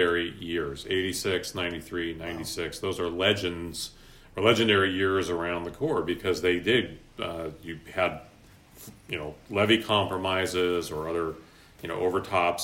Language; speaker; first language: English; native; English